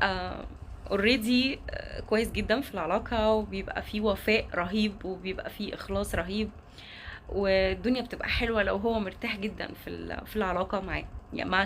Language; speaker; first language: Arabic; native; Arabic